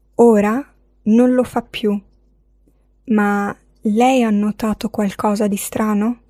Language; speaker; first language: Italian; non-native, fluent; Arabic